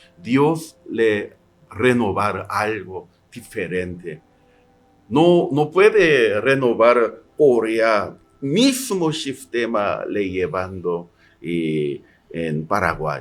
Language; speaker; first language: Spanish; non-native, learner; Korean